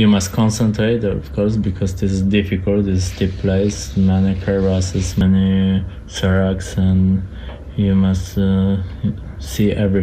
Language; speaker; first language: English; non-native, learner; Polish